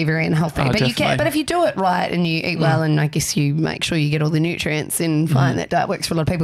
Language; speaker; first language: English; native; English